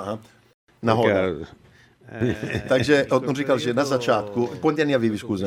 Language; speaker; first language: Czech; non-native, learner; Italian